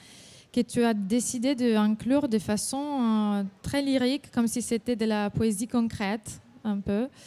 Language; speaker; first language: French; non-native, fluent; Italian